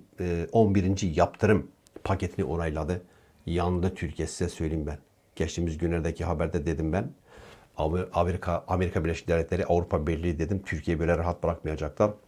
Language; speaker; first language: Turkish; native; Turkish